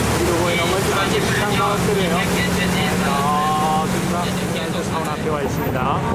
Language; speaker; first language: Korean; native; Korean